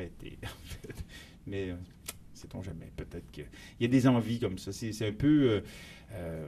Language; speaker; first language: French; native; French